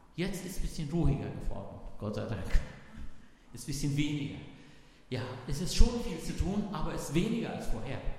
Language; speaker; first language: German; non-native, fluent; Arabic